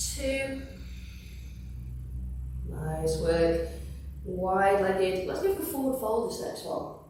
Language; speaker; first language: English; native; English